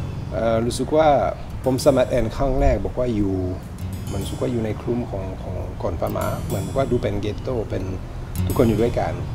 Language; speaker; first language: Thai; non-native, learner; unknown